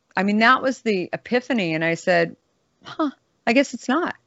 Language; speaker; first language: English; native; English